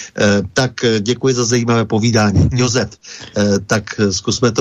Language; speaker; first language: Czech; native; Czech